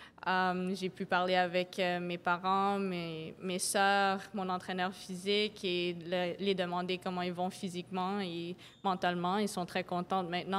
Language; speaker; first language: French; non-native, local second language; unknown